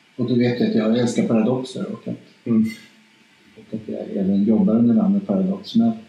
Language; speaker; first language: Swedish; early bilingual, other home language; Spanish